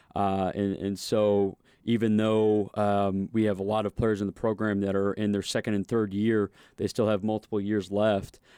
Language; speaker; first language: English; native; English